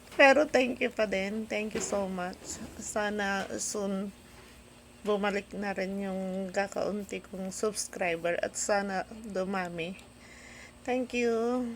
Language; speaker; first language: Filipino; non-native, local second language; Iloko